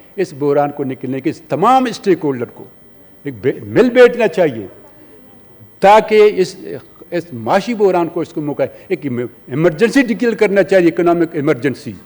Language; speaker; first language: Urdu; non-native, local second language; Baluchi